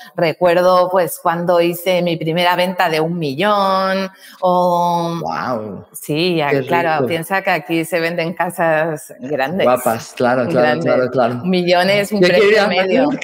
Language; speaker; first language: Spanish; native; Spanish